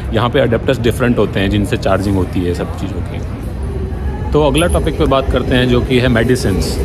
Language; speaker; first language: Hindi; native; Hindi